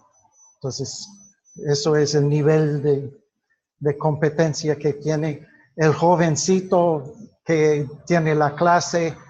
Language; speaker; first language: Spanish; non-native, fluent; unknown